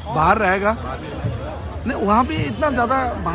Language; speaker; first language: Hindi; non-native, local second language; Kok Borok